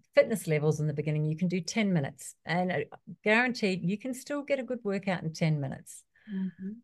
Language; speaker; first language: English; native; English